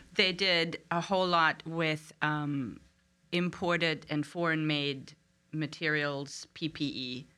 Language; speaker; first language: English; non-native, fluent; German